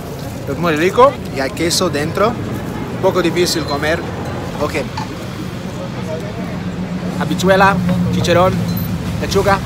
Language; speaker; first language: Spanish; non-native, fluent; English